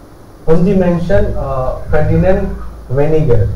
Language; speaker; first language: German; non-native, learner; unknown